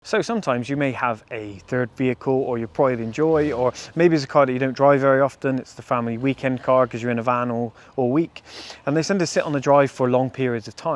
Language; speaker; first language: English; native; English